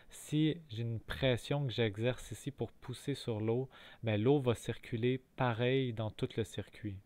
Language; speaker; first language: French; native; French